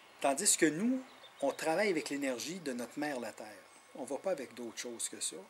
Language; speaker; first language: French; non-native, local second language; Innu-aimun